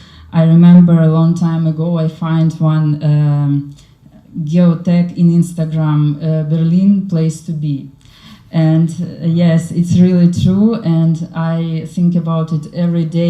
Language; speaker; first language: English; non-native, learner; Ukrainian